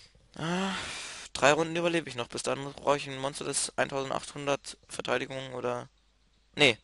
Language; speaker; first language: German; native; German